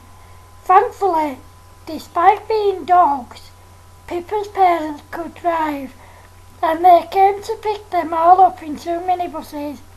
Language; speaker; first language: English; native; English